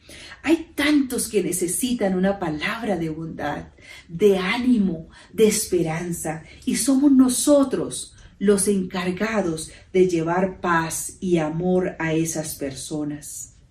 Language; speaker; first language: Spanish; native; Spanish